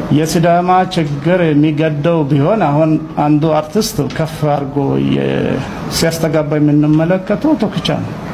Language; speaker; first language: Amharic; non-native, local second language; Sidamo